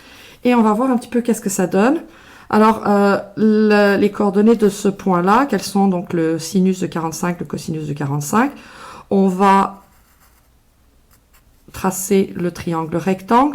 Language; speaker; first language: French; native; French